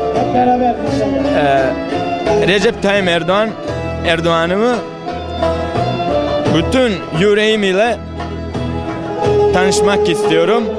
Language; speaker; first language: Turkish; non-native, learner; Bosnian